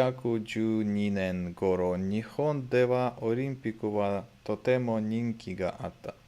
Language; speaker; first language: Japanese; non-native, learner; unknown